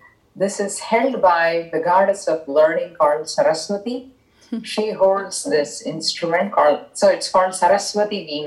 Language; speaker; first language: English; non-native, local second language; Tamil